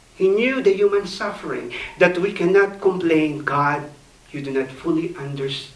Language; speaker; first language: English; non-native, local second language; Filipino